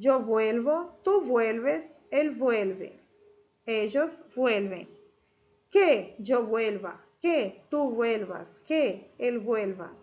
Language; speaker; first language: Spanish; non-native, fluent; Portuguese